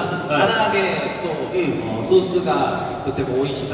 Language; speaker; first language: Japanese; non-native, learner; Korean